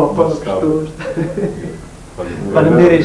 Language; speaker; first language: Albanian; non-native, fluent; English